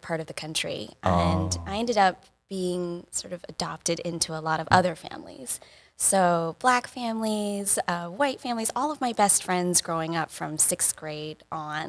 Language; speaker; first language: English; native; English